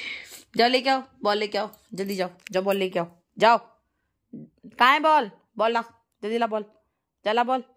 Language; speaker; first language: Hindi; native; Hindi